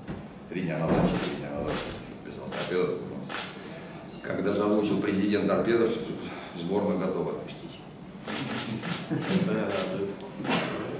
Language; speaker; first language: Russian; native; Russian